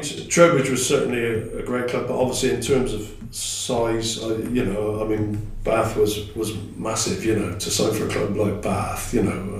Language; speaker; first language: English; native; English